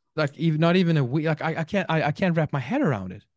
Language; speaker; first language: English; non-native, fluent; Swedish